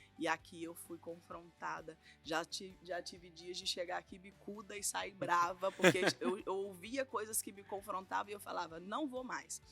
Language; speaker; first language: Portuguese; native; Portuguese